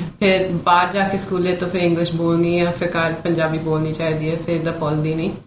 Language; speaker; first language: Punjabi; early bilingual, heritage; Punjabi